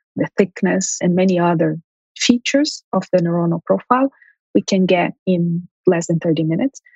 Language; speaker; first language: English; early bilingual, heritage; Armenian